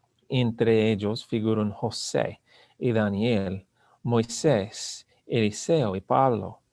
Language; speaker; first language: Spanish; non-native, learner; English